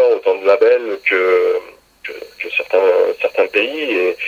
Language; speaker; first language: French; native; French